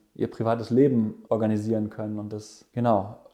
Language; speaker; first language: German; native; German